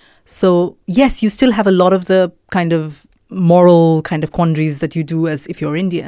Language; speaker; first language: English; non-native, local second language; Malayalam